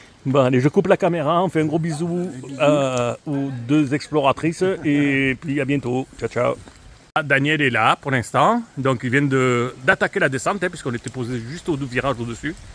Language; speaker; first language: French; native; French